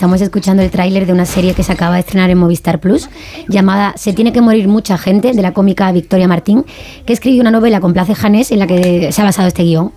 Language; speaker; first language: Spanish; native; Spanish